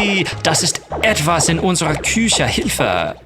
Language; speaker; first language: German; non-native, learner; English